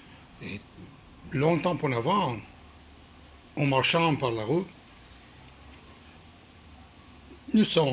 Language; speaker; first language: French; non-native, learner; Hebrew